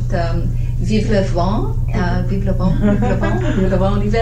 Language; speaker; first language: French; non-native, learner; English